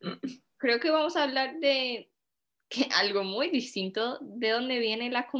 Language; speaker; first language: Spanish; early bilingual, heritage; Spanish